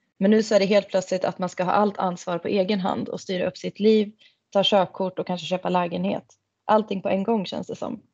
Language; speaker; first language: Swedish; native; Swedish